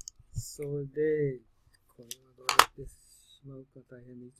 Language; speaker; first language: Japanese; native; Japanese